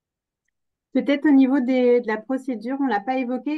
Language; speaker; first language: French; native; French